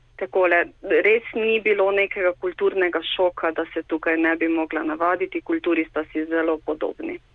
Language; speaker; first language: Slovenian; native; Slovenian